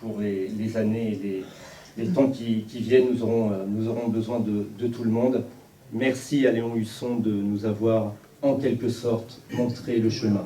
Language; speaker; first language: French; native; French